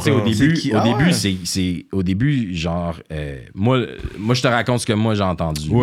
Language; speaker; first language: French; native; French